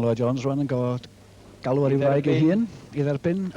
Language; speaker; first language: Welsh; native; Welsh